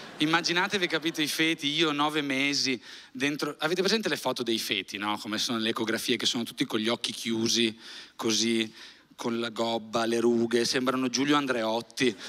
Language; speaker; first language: Italian; early bilingual, other home language; Albanian